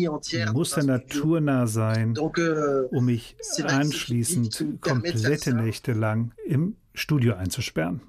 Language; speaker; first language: German; non-native, fluent; French